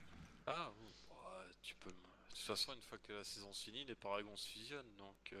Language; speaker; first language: French; native; French